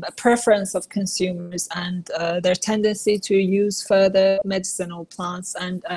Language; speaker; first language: English; non-native, fluent; Persian